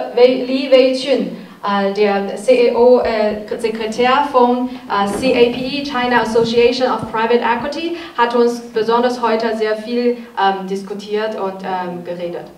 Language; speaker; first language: German; non-native, fluent; Chinese